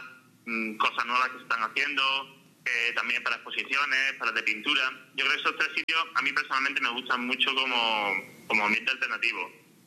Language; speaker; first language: Spanish; native; Spanish